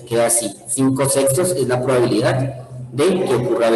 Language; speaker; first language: Spanish; native; Spanish